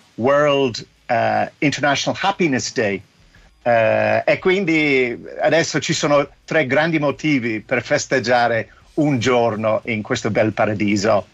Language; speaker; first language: Italian; non-native, fluent; English